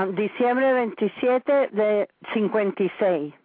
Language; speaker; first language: Spanish; early bilingual, heritage; Spanish